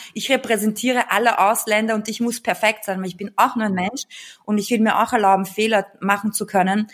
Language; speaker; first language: German; early bilingual, other home language; Bulgarian